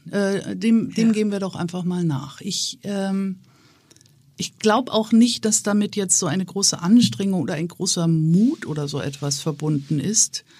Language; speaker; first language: German; native; German